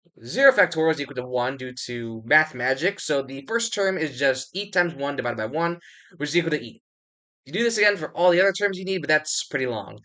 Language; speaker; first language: English; native; English